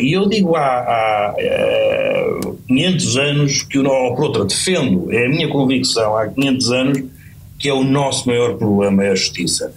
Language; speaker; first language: Portuguese; native; Portuguese